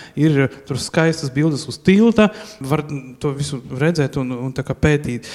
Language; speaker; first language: Latvian; native; Latvian